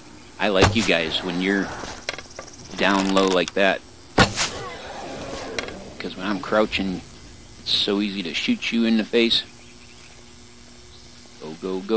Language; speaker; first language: English; native; English